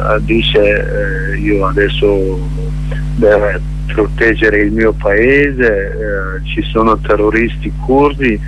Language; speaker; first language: Italian; non-native, learner; Kurdish